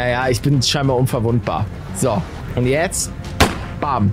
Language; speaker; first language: German; native; German